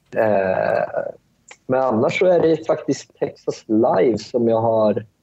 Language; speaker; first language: Swedish; early bilingual, other home language; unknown